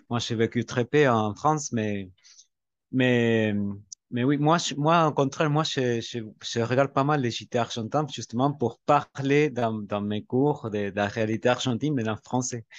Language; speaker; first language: French; non-native, fluent; Spanish